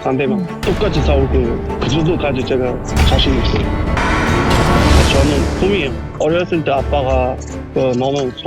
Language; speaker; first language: Korean; non-native, learner; Uzbek